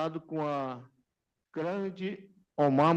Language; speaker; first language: Portuguese; non-native, local second language; Yanomámi